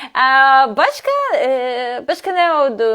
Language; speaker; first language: Turkish; non-native, learner; Serbian